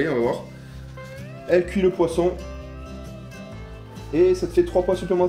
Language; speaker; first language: French; native; French